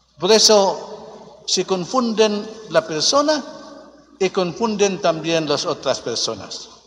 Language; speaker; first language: Spanish; non-native, fluent; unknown